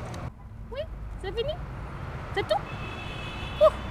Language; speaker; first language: French; non-native, learner; Spanish